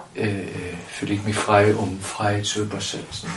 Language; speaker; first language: German; non-native, fluent; Danish